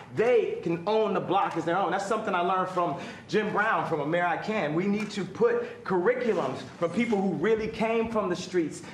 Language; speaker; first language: English; native; English